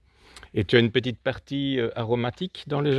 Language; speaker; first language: French; native; French